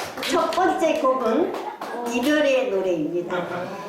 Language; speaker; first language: Korean; native; Korean